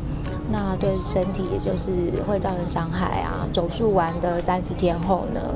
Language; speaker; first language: Chinese; native; Chinese